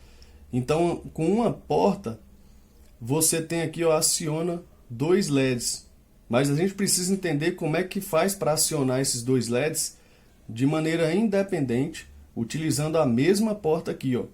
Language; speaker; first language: Portuguese; native; Portuguese